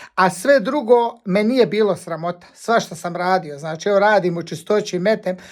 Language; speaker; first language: Bosnian; native; Bosnian